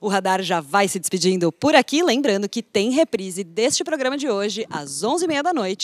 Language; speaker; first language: Portuguese; native; Portuguese